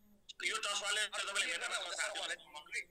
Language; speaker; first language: Hindi; native; Hindi